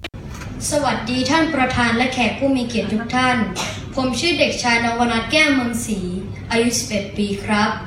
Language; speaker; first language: Thai; early bilingual, heritage; Thai